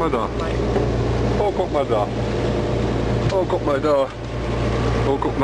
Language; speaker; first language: German; native; German